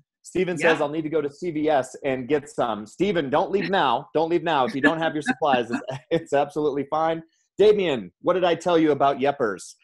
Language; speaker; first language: English; native; English